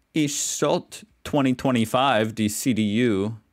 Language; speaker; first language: German; non-native, learner; English